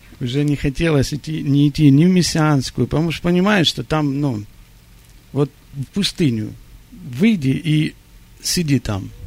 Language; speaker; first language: Russian; early bilingual, heritage; Russian